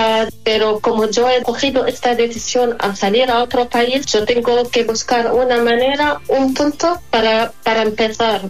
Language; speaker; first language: Spanish; non-native, fluent; Arabic